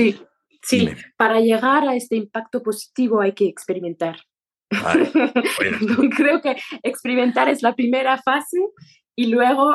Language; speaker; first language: Spanish; non-native, fluent; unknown